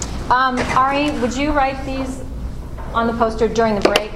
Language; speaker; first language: English; native; English